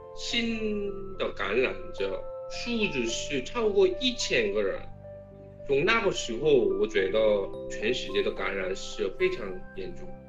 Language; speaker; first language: Chinese; non-native, fluent; Korean